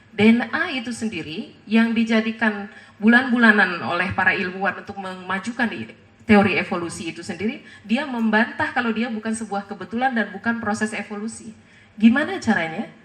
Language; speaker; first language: Indonesian; native; Indonesian